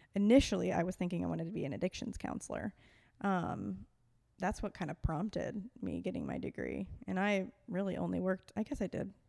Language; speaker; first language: English; native; English